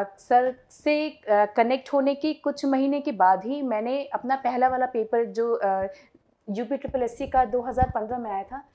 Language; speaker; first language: Hindi; native; Hindi